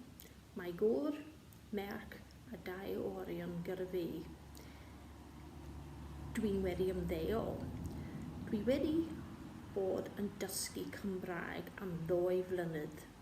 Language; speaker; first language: Welsh; non-native, learner; English